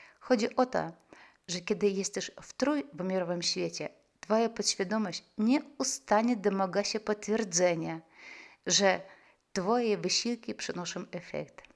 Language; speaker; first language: Polish; non-native, fluent; Russian